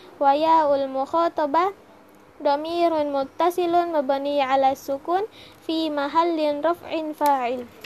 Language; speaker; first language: Arabic; non-native, learner; Indonesian